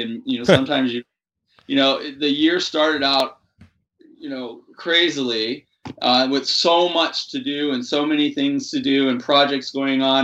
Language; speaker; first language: English; native; English